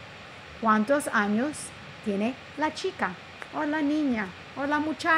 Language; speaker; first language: Spanish; non-native, fluent; English